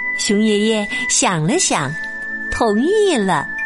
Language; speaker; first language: Chinese; native; Chinese